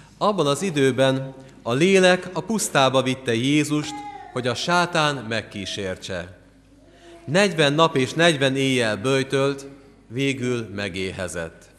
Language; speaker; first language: Hungarian; native; Hungarian